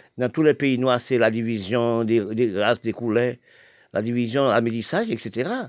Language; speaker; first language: French; non-native, local second language; Haitian Creole